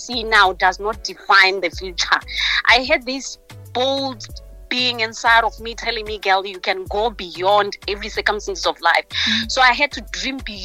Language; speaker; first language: English; non-native, local second language; North Ndebele